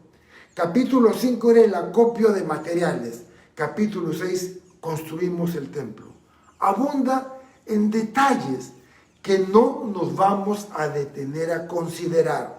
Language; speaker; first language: Spanish; native; Spanish